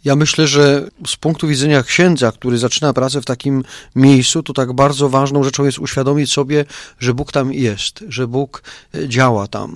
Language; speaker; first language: Polish; native; Polish